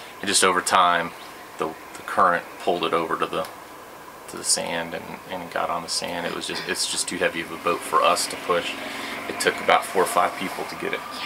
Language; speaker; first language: English; native; English